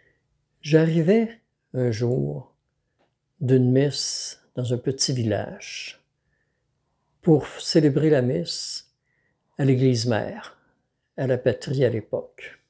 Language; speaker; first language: French; native; French